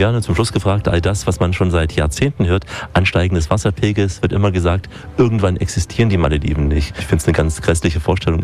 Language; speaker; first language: German; native; German